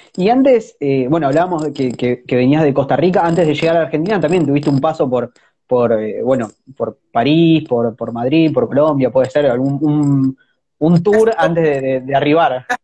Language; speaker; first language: Spanish; native; Spanish